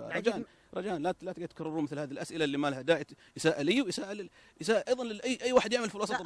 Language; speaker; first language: Arabic; native; Arabic